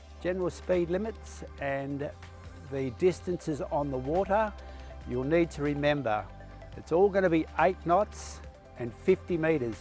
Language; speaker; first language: English; native; English